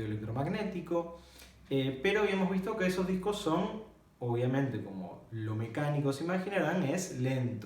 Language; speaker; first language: Spanish; native; Spanish